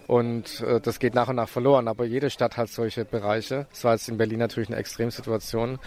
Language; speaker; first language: German; native; German